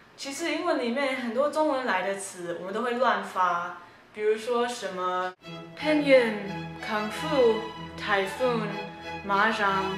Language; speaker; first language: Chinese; early bilingual, heritage; Chinese